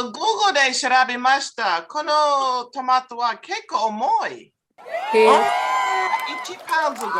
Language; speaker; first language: Japanese; non-native, learner; English